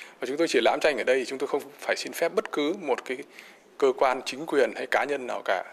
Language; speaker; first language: Vietnamese; native; Vietnamese